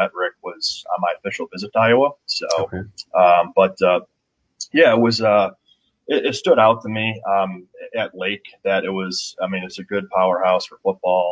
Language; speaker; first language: English; native; English